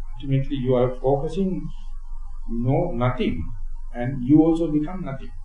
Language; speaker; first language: English; non-native, local second language; Sinhala